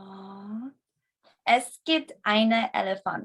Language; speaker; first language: German; non-native, learner; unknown